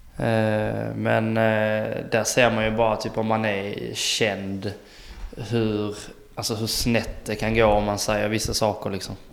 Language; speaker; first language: Swedish; native; Swedish